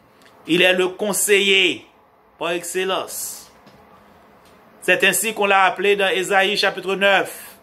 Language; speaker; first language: French; non-native, local second language; Haitian Creole